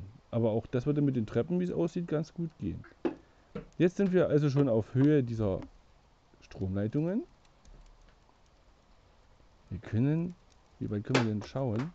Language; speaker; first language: German; native; German